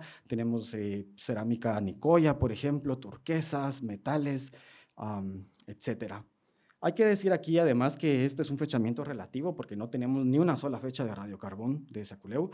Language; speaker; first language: Spanish; native; Spanish